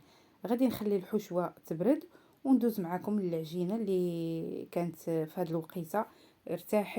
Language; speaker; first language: Arabic; native; Arabic